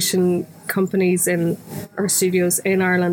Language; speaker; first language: English; native; English